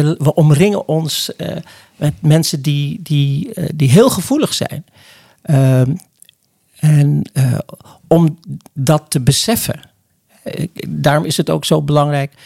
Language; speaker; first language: Dutch; early bilingual, other home language; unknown